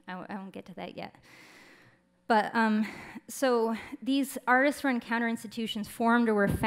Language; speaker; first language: English; native; English